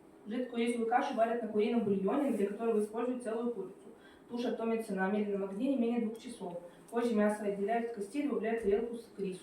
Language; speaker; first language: Russian; native; Russian